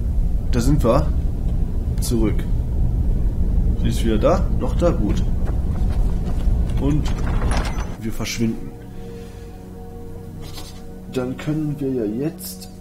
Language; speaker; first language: German; native; German